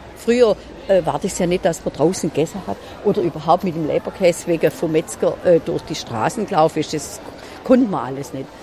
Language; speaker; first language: German; native; German